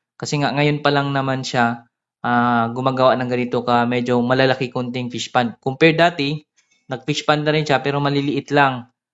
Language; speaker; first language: Filipino; non-native, local second language; Cebuano